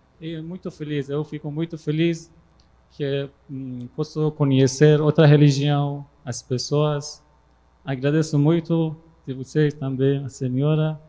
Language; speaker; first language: Portuguese; non-native, learner; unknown